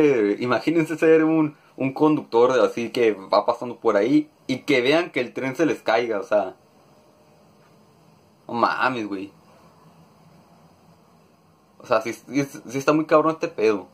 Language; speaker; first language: Spanish; native; Spanish